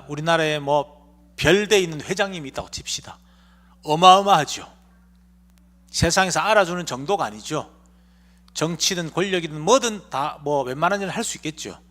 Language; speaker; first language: Korean; native; Korean